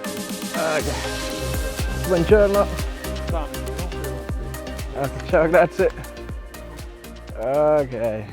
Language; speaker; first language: Italian; non-native, learner; Sinhala